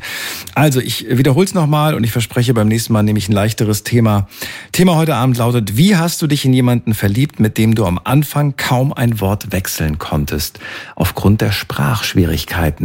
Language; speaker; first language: German; native; German